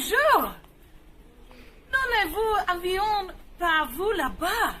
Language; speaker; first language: French; non-native, learner; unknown